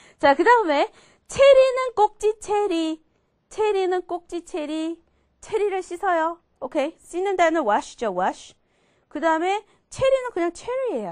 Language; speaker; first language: Korean; native; Korean